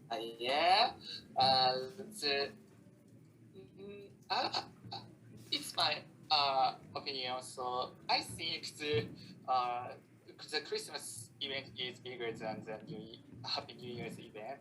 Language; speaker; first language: English; non-native, learner; Japanese